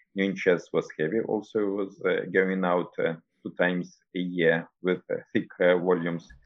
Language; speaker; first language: English; non-native, fluent; Russian